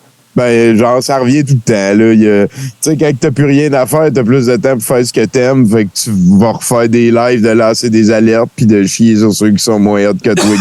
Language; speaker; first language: French; native; French